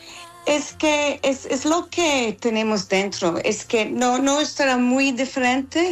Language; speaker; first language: Spanish; non-native, fluent; English